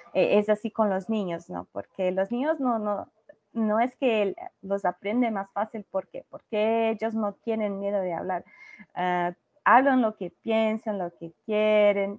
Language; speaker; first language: Spanish; non-native, learner; Portuguese